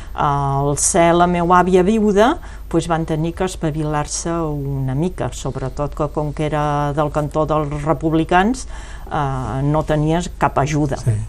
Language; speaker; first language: Catalan; non-native, local second language; French